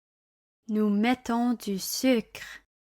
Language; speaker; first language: French; non-native, learner; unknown